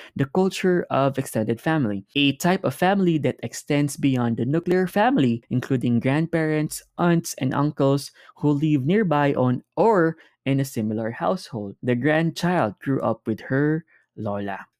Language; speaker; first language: English; non-native, local second language; Filipino